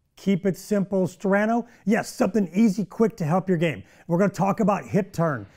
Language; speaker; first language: English; native; English